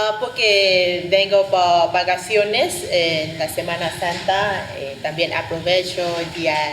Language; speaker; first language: Spanish; non-native, fluent; Vietnamese